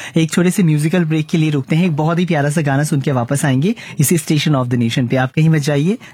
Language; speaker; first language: Hindi; native; Hindi